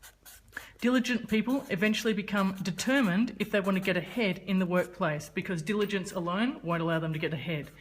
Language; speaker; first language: English; native; English